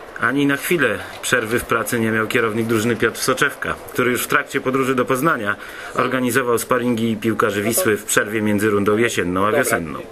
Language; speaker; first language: Polish; native; Polish